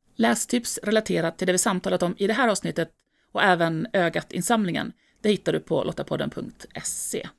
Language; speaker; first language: English; non-native, fluent; Ukrainian